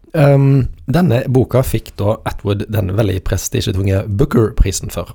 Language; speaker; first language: Norwegian; native; Norwegian